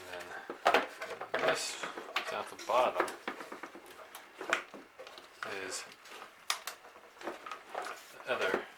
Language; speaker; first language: English; native; English